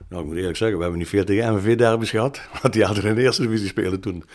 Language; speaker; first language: Dutch; native; Dutch